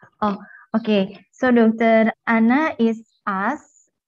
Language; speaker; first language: English; non-native, fluent; Indonesian